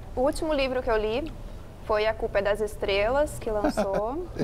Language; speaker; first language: Portuguese; native; Portuguese